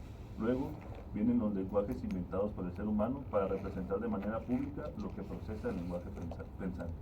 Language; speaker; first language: Spanish; native; Spanish